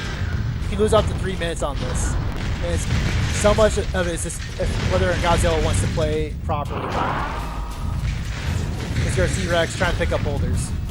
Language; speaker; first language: English; native; English